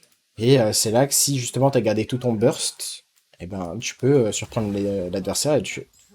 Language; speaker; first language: French; native; French